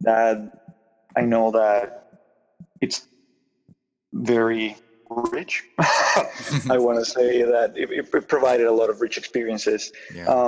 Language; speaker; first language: English; non-native, fluent; Spanish